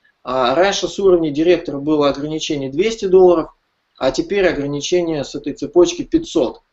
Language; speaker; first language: Russian; native; Russian